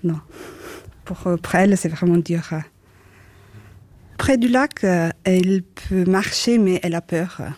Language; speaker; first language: French; non-native, fluent; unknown